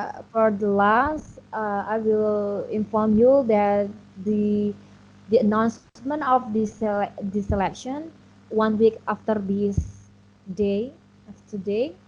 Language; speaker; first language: English; non-native, learner; Indonesian